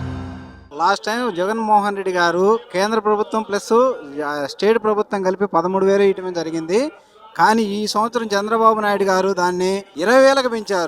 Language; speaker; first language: Telugu; native; Telugu